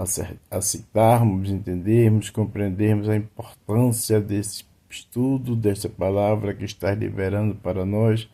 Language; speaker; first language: Portuguese; native; Portuguese